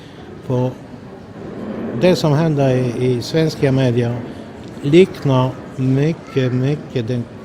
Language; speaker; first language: Swedish; non-native, fluent; Polish